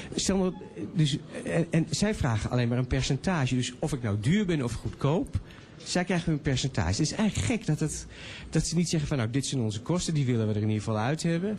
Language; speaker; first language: Dutch; native; Dutch